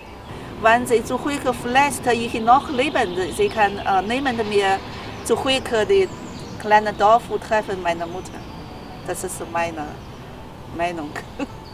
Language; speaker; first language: German; non-native, learner; Chinese